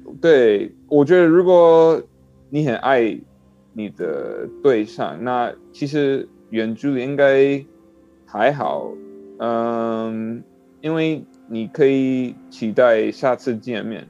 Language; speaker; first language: Chinese; non-native, learner; English